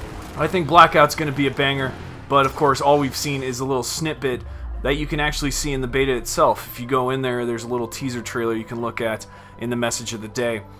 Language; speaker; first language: English; native; English